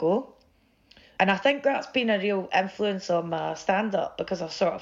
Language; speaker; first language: English; native; English